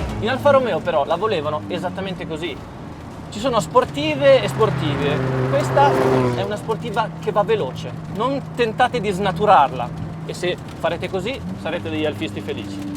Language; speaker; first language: Italian; native; Italian